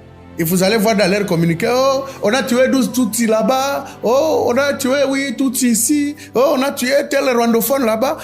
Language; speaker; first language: French; non-native, local second language; Swahili